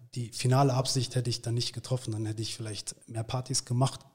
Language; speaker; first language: German; early bilingual, other home language; Turkish